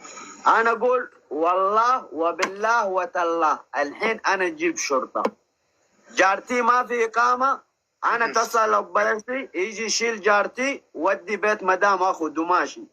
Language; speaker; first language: Arabic; non-native, learner; Oromo